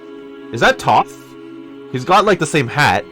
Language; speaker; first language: English; native; English